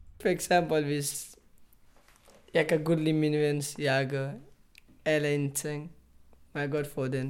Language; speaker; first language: Danish; non-native, learner; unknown